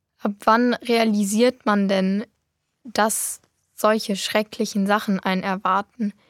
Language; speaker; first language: German; native; German